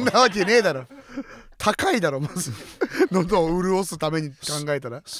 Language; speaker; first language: Japanese; native; Japanese